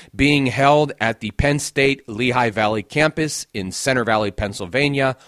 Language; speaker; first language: English; native; English